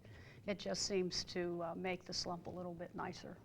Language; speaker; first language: English; native; English